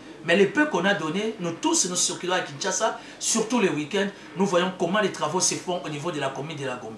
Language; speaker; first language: French; non-native, local second language; Lingala